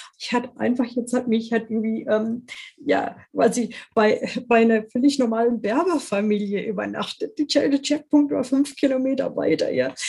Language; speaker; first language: German; non-native, fluent; English